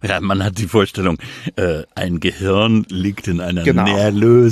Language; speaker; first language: German; native; German